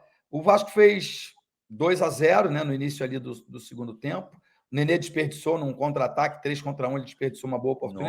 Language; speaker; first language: Portuguese; native; Portuguese